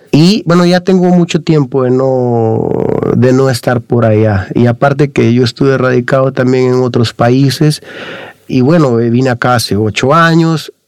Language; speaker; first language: Spanish; native; Spanish